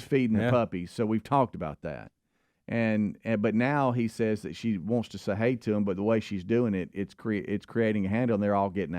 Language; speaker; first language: English; native; English